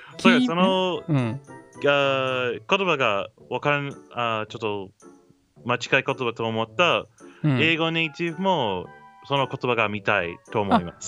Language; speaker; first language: Japanese; non-native, learner; English